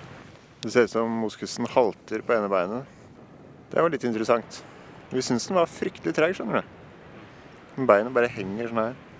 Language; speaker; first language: Norwegian; native; Norwegian